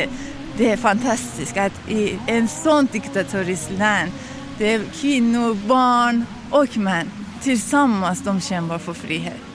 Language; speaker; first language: Swedish; non-native, fluent; Persian